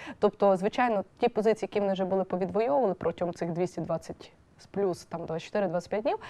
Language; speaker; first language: Ukrainian; native; Ukrainian